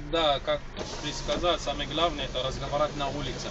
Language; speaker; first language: Russian; non-native, learner; Arabic